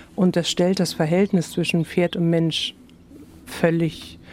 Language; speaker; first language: German; native; German